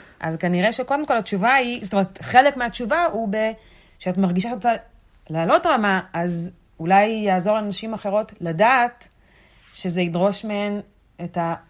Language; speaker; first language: Hebrew; early bilingual, other home language; Russian